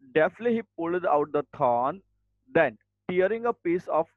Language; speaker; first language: English; non-native, local second language; Marathi